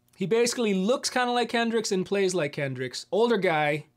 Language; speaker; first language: English; native; English